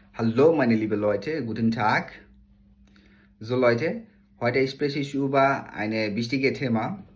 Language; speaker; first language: German; non-native, learner; Bangla